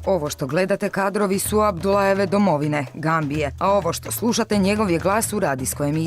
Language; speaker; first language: Croatian; native; Croatian